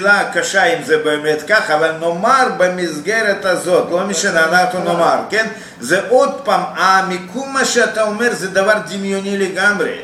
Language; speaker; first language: Hebrew; non-native, fluent; Russian